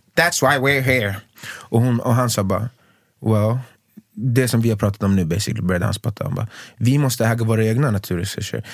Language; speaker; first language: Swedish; native; Swedish